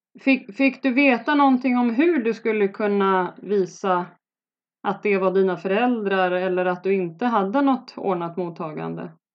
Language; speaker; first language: Swedish; native; Swedish